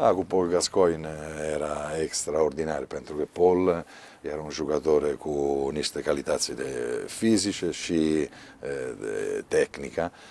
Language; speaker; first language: Romanian; non-native, fluent; Italian